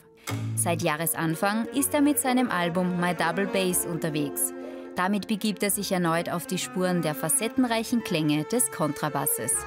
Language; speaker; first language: German; native; German